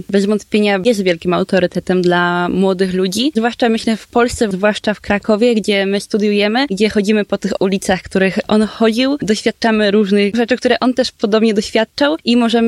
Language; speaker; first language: Polish; native; Polish